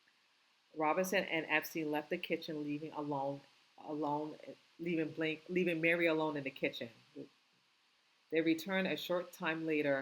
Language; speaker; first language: English; native; English